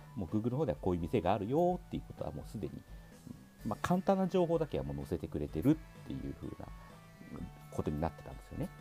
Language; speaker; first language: Japanese; native; Japanese